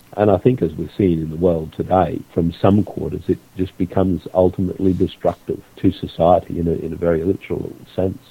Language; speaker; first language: English; native; English